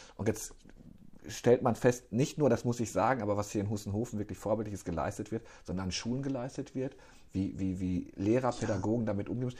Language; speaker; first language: German; native; German